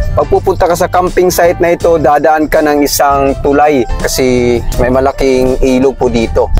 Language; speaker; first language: Filipino; non-native, local second language; Cebuano